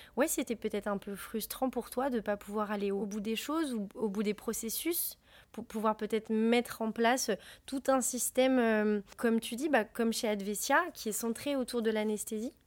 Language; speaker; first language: French; native; French